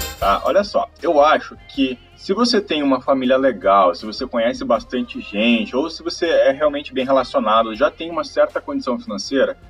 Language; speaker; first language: Portuguese; native; Portuguese